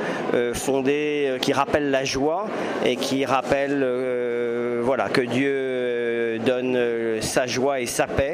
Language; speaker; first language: French; native; French